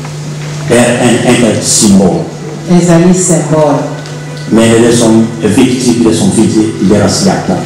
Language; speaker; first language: Swedish; non-native, learner; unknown